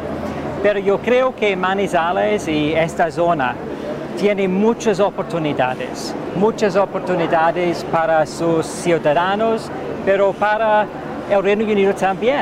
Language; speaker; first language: Spanish; non-native, fluent; English